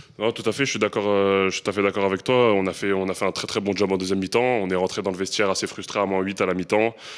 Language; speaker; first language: French; native; French